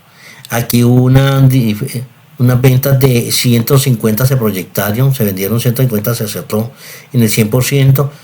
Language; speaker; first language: Spanish; native; Spanish